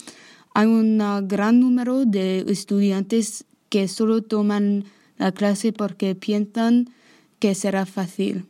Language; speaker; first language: Spanish; non-native, learner; English